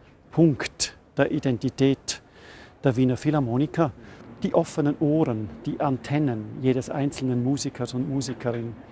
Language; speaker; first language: German; native; German